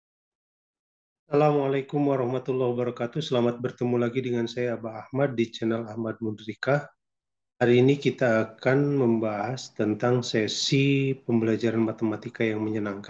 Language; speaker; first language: Indonesian; native; Indonesian